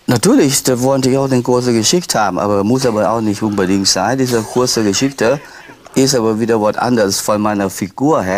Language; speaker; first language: German; non-native, fluent; Polish